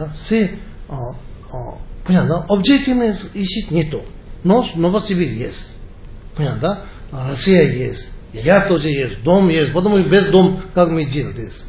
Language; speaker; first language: Russian; non-native, learner; Tibetan